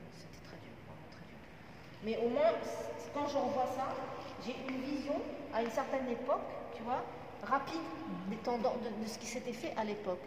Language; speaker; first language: French; non-native, local second language; Arabic